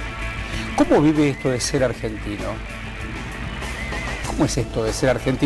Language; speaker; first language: Spanish; native; Spanish